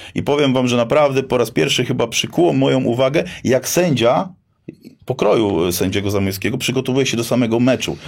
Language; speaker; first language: Polish; native; Polish